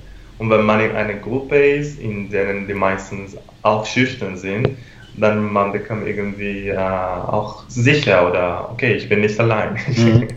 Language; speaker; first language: German; non-native, fluent; Spanish